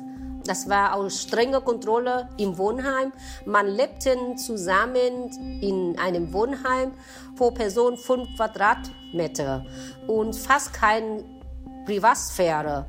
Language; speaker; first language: German; non-native, fluent; Vietnamese